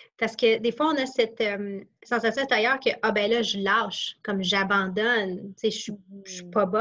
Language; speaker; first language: French; native; French